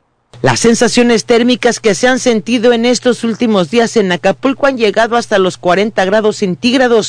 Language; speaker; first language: Spanish; native; Spanish